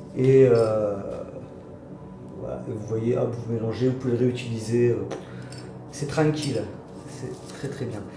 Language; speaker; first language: French; native; French